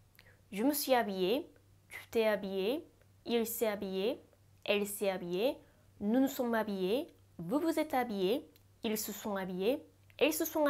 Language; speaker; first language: French; non-native, fluent; Japanese